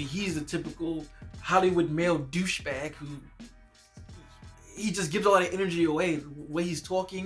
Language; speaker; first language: English; native; English